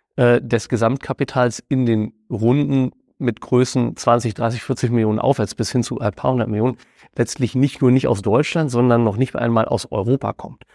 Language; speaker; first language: German; native; German